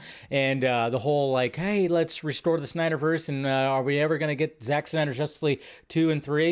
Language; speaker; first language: English; native; English